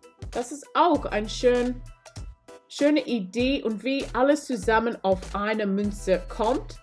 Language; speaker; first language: German; non-native, learner; English